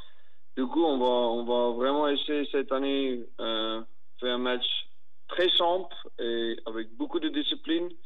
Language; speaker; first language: French; non-native, fluent; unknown